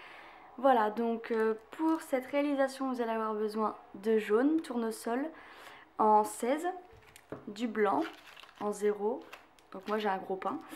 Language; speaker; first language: French; native; French